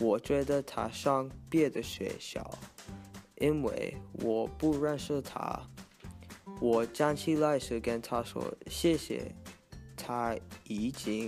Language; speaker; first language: Chinese; non-native, learner; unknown